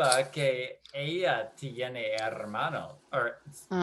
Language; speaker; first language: Spanish; non-native, learner; English